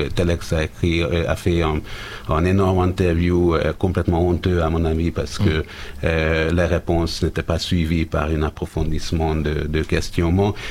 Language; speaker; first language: French; non-native, fluent; Hungarian